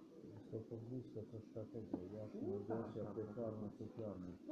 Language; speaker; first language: Polish; non-native, learner; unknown